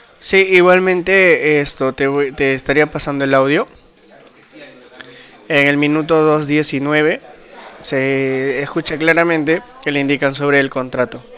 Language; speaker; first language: Spanish; native; Spanish